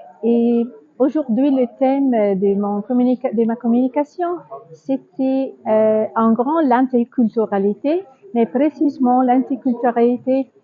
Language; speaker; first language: French; non-native, fluent; Italian